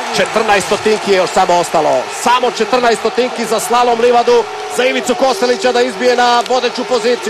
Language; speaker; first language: Serbian; native; Serbian